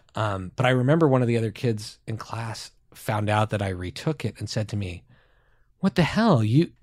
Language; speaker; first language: English; native; English